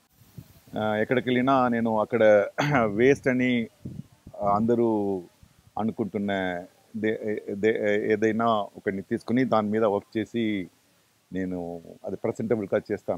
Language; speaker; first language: Telugu; non-native, fluent; Tamil